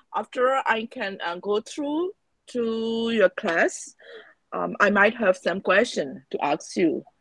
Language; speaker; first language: English; non-native, fluent; Burmese